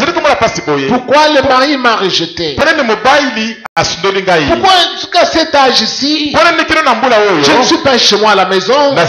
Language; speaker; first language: French; non-native, local second language; Lingala